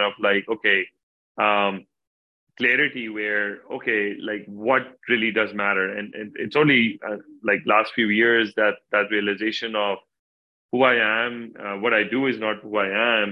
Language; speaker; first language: English; non-native, local second language; Urdu